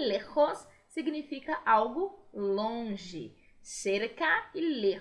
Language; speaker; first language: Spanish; non-native, fluent; Portuguese